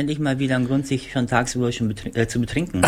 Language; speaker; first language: German; native; German